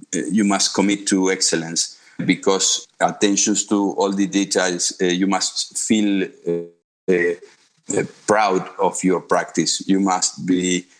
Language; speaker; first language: English; non-native, fluent; Spanish